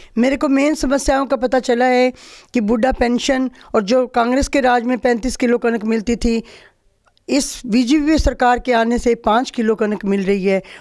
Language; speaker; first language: Hindi; native; Hindi